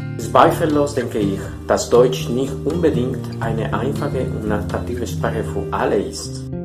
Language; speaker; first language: German; non-native, fluent; Spanish